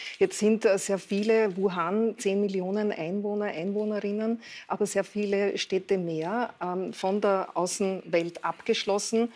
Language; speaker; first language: German; native; German